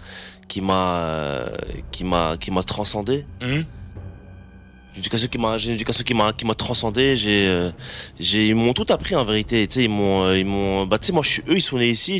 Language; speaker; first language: French; native; French